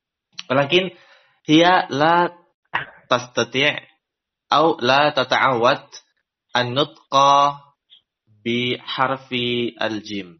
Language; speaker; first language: Arabic; non-native, fluent; Indonesian